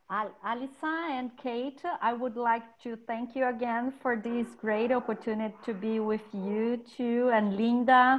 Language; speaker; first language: English; non-native, fluent; Portuguese